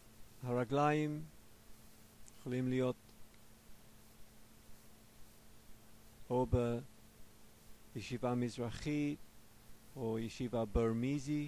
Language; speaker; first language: Hebrew; non-native, fluent; English